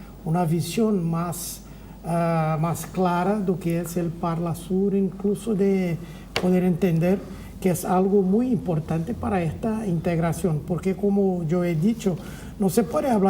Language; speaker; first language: Spanish; non-native, fluent; Portuguese